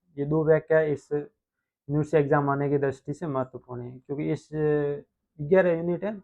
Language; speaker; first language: Hindi; native; Hindi